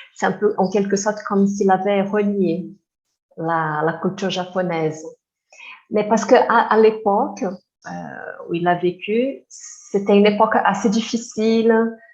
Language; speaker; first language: French; non-native, fluent; Portuguese